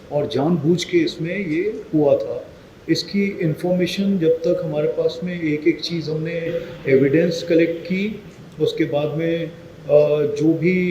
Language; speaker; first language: Hindi; non-native, local second language; Marathi